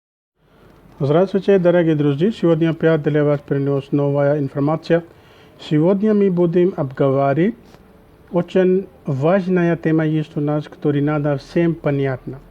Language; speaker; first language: Russian; non-native, learner; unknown